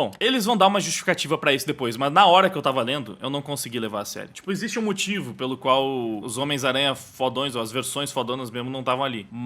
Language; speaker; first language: Portuguese; native; Portuguese